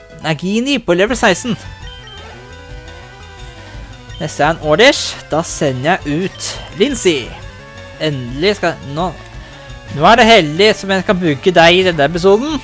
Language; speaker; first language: Norwegian; native; Norwegian